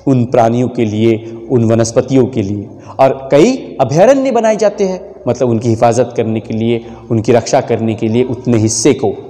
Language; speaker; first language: Hindi; non-native, local second language; Marathi